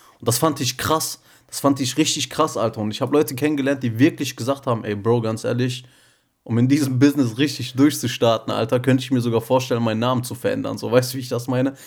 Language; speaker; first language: German; early bilingual, other home language; Turkish